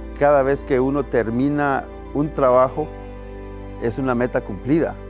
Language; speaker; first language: Spanish; native; Spanish